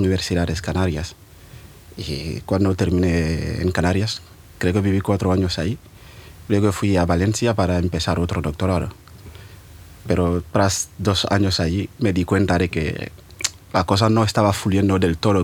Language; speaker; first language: Spanish; non-native, fluent; Mandingo